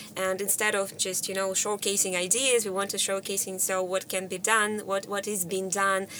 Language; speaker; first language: English; non-native, fluent; Russian